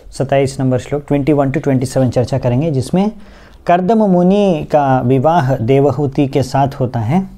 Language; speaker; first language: Hindi; non-native, local second language; Bangla